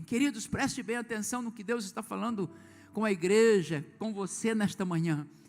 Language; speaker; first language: Portuguese; native; Portuguese